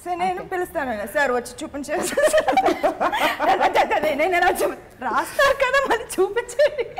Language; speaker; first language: Telugu; non-native, fluent; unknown